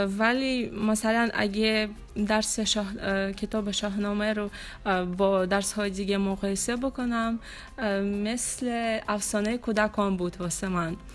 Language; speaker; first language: Persian; non-native, fluent; Russian